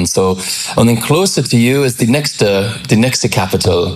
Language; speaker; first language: German; non-native, learner; English